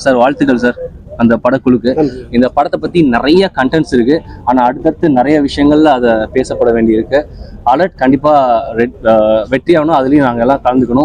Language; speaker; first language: Tamil; native; Tamil